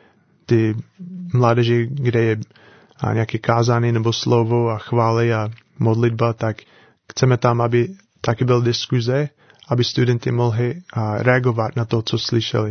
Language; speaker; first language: Czech; non-native, learner; English